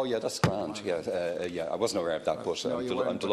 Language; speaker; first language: English; native; English